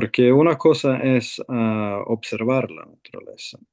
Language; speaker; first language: Spanish; non-native, fluent; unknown